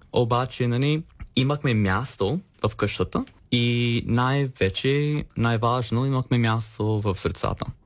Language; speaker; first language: Bulgarian; non-native, fluent; English